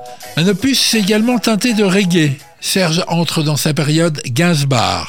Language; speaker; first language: French; native; French